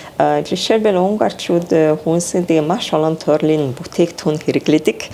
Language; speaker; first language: Mongolian; non-native, fluent; Hungarian